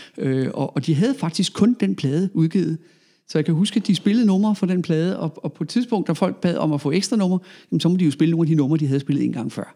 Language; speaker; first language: Danish; native; Danish